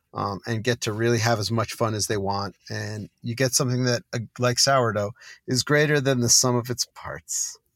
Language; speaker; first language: English; native; English